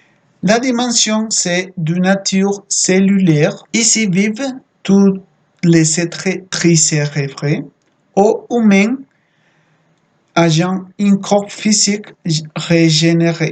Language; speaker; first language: French; non-native, fluent; Spanish